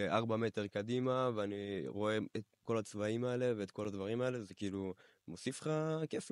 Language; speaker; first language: Hebrew; native; Hebrew